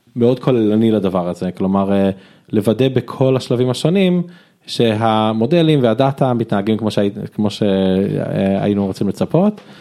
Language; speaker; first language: Hebrew; early bilingual, other home language; English